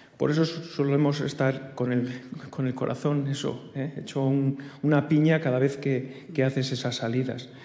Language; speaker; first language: Spanish; non-native, local second language; Basque